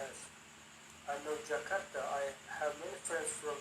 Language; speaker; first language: English; non-native, learner; Turkish